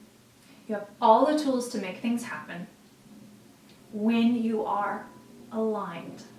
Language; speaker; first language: English; native; English